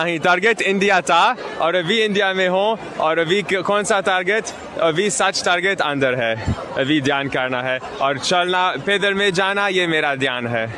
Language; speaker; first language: Hindi; non-native, learner; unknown